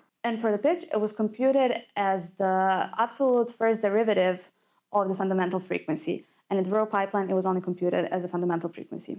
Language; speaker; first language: English; non-native, fluent; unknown